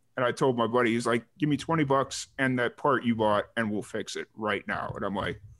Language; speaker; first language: English; native; English